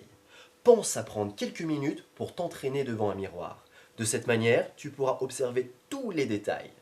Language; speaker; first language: French; native; French